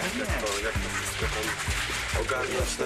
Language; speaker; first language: Polish; non-native, learner; Malagasy